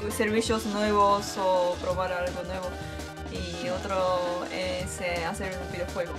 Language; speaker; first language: Spanish; non-native, fluent; Japanese